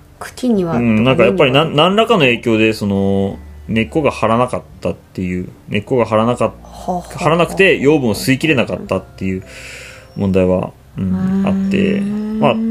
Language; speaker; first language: Japanese; native; Japanese